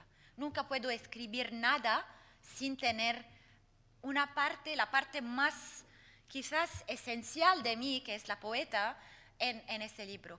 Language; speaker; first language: Spanish; non-native, fluent; Arabic